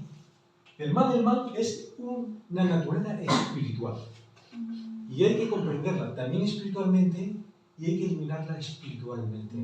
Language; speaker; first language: Spanish; native; Spanish